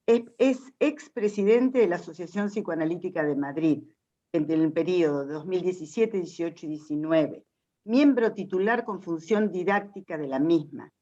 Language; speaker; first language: Spanish; native; Spanish